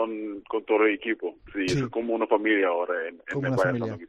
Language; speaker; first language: Spanish; non-native, learner; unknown